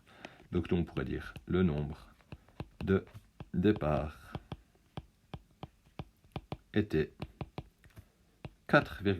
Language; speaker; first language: French; native; French